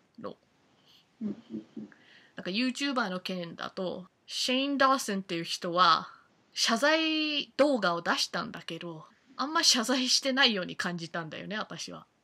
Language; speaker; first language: Japanese; native; Japanese